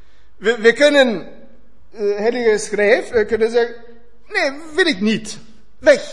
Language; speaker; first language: German; non-native, learner; Dutch